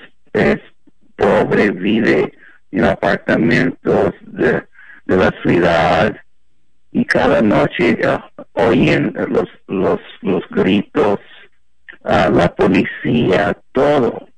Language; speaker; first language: Spanish; non-native, fluent; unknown